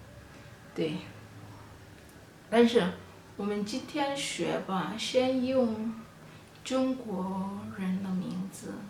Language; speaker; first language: Chinese; non-native, fluent; Kalenjin